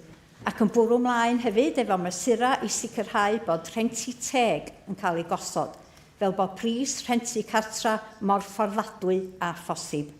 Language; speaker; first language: Welsh; native; Welsh